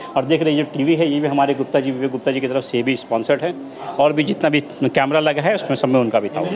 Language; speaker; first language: Hindi; non-native, local second language; Urdu